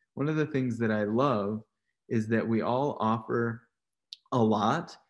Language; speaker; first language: English; native; English